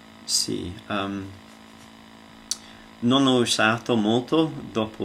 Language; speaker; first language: Italian; non-native, learner; English